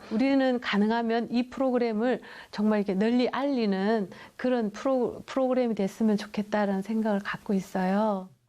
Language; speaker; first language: Korean; native; Korean